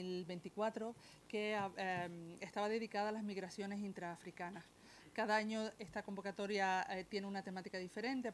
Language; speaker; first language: Spanish; native; Spanish